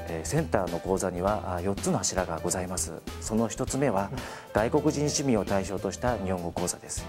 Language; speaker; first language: Japanese; native; Japanese